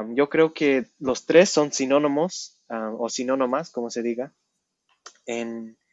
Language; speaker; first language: Spanish; early bilingual, heritage; Spanish